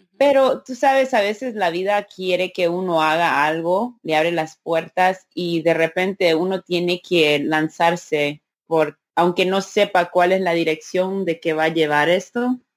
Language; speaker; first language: Spanish; early bilingual, heritage; Spanish